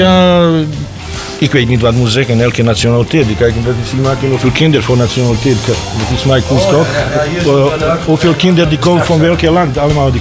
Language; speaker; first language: Dutch; non-native, learner; Bosnian